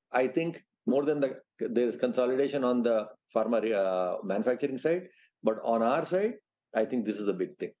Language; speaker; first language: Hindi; non-native, local second language; Telugu